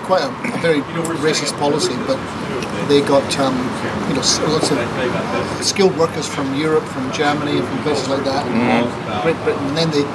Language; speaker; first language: English; native; English